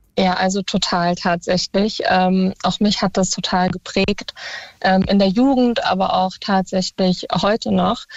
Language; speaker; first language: German; early bilingual, other home language; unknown